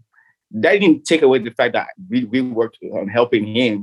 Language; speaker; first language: English; non-native, local second language; Yoruba